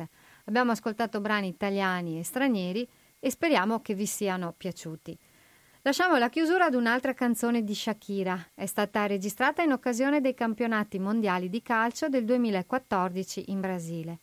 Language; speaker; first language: Italian; native; Italian